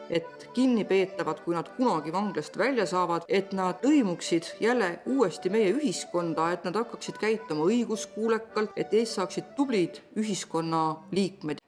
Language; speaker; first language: Estonian; native; Estonian